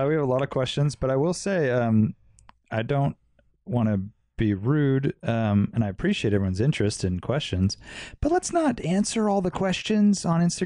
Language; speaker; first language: English; native; English